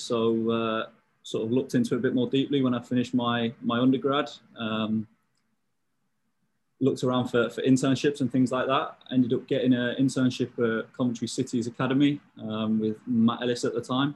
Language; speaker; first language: English; native; English